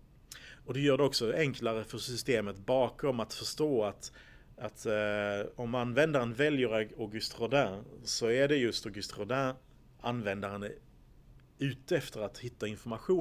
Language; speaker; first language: Swedish; native; Swedish